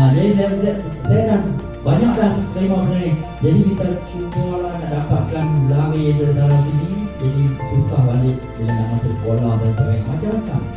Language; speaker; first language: Malay; non-native, local second language; Thai